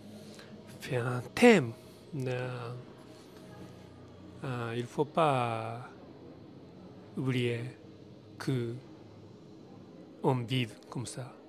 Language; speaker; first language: French; non-native, learner; Japanese